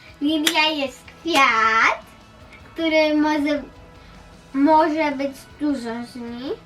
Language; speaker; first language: Polish; early bilingual, heritage; Polish